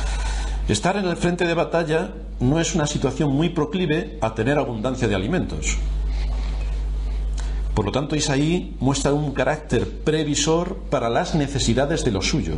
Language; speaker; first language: Spanish; native; Spanish